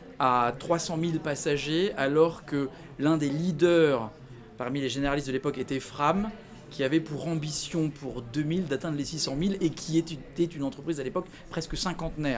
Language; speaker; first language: French; native; French